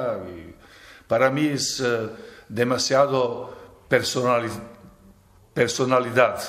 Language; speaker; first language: Spanish; non-native, fluent; Serbian